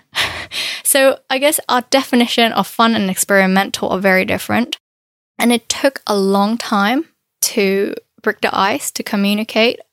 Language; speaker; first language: English; non-native, fluent; Chinese